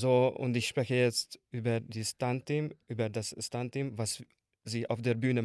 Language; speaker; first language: German; non-native, learner; Hungarian